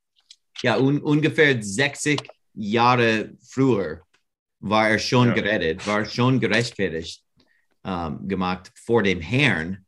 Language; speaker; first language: German; non-native, learner; English